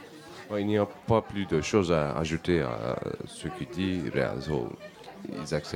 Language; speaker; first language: French; non-native, learner; Turkish